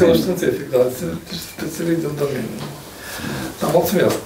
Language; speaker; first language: Romanian; non-native, local second language; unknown